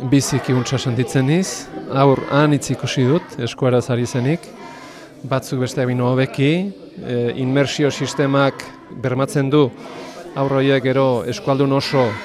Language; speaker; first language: Basque; native; Basque